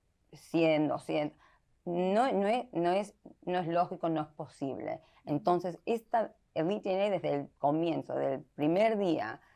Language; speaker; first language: Spanish; early bilingual, heritage; Spanish